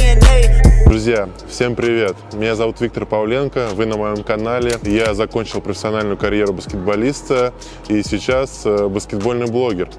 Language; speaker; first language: Russian; native; Russian